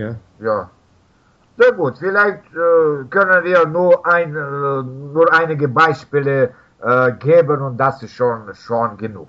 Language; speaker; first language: German; non-native, learner; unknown